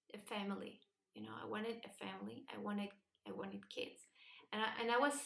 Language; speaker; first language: English; non-native, fluent; Spanish